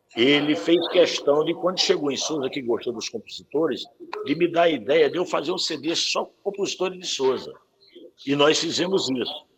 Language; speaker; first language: Portuguese; native; Portuguese